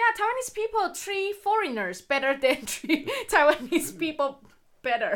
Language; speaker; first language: English; non-native, fluent; Chinese